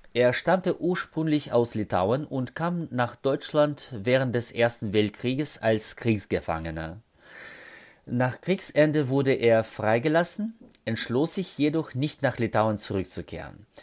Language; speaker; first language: German; non-native, fluent; Russian